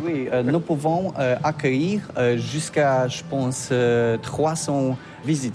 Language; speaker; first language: French; non-native, learner; Polish